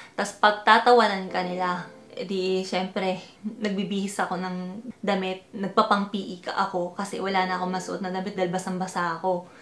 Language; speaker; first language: Filipino; early bilingual, heritage; Filipino